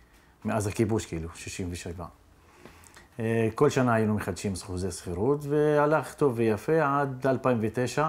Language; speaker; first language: Hebrew; non-native, local second language; Arabic